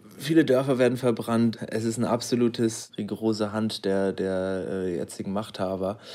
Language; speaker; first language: German; native; German